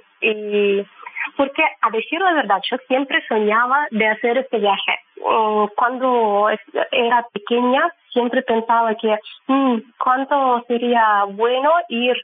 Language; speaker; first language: Spanish; non-native, learner; Russian